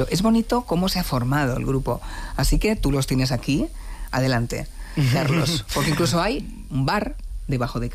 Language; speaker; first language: Spanish; native; Spanish